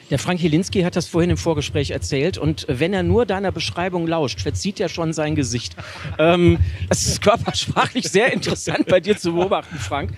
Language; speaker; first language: German; native; German